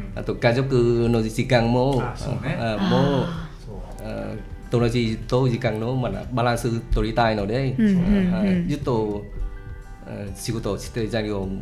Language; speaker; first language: Japanese; non-native, learner; Vietnamese